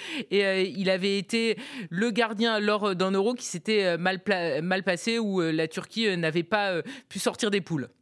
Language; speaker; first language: French; native; French